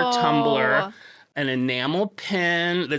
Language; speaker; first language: English; native; English